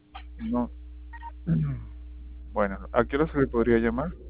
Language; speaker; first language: Spanish; native; Spanish